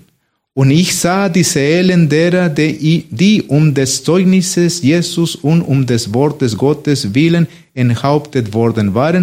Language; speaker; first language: German; non-native, fluent; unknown